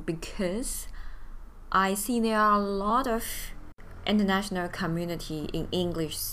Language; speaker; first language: English; non-native, fluent; Chinese